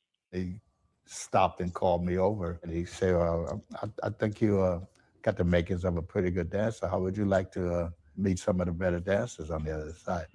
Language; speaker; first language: English; native; English